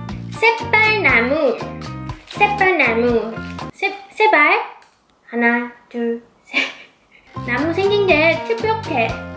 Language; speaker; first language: Korean; non-native, fluent; Chinese